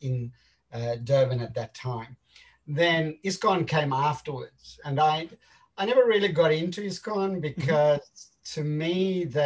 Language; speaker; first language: English; native; English